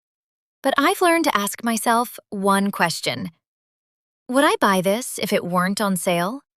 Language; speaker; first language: English; native; English